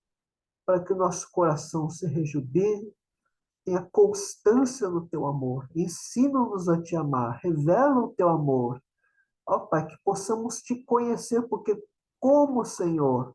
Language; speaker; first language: Portuguese; native; Portuguese